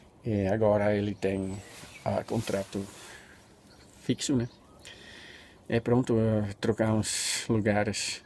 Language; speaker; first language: Portuguese; non-native, fluent; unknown